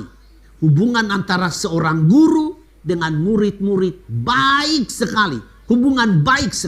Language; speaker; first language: Indonesian; native; Indonesian